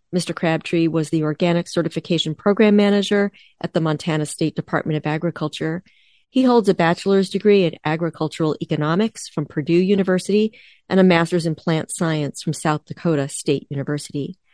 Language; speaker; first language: English; native; English